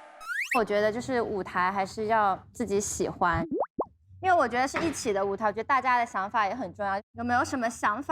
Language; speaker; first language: Chinese; native; Chinese